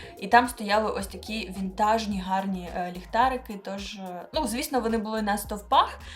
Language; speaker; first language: Ukrainian; non-native, local second language; Russian